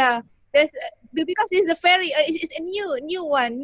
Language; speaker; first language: English; non-native, learner; Indonesian